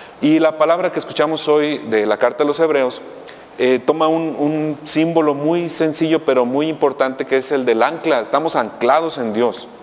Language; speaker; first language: Spanish; native; Spanish